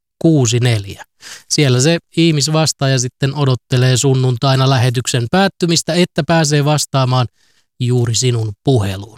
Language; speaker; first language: Finnish; native; Finnish